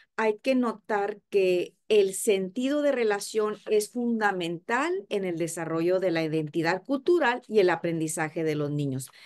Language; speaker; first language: Spanish; early bilingual, heritage; Spanish